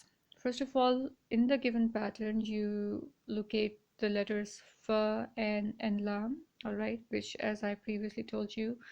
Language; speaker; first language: English; non-native, local second language; Urdu